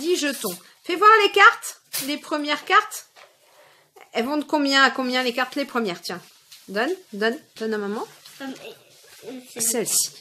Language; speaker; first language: French; native; French